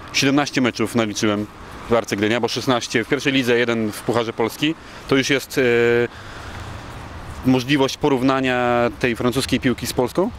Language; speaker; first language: Polish; native; Polish